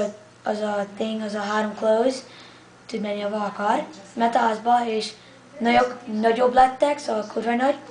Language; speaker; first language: Hungarian; early bilingual, heritage; English